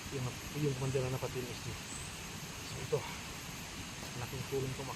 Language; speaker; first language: Filipino; non-native, local second language; Cebuano